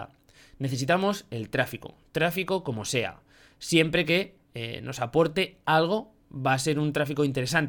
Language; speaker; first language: Spanish; native; Spanish